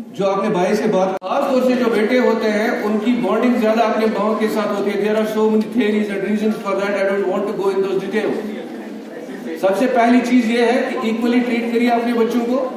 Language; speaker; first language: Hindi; non-native, local second language; Kashmiri